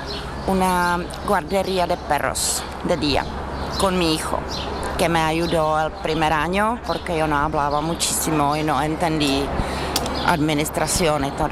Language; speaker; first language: Spanish; non-native, fluent; Czech